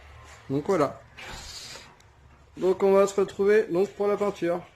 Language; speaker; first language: French; native; French